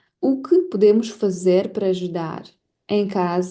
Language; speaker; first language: Portuguese; non-native, learner; Ukrainian